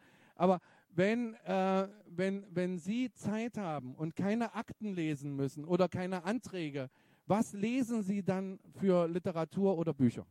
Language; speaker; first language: German; native; German